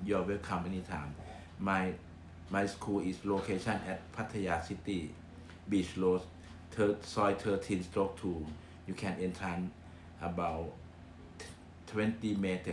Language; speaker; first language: English; non-native, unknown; Thai